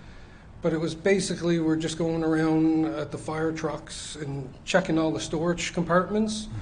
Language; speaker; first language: English; native; English